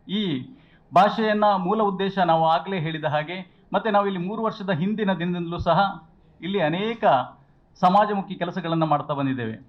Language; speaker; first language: Kannada; native; Kannada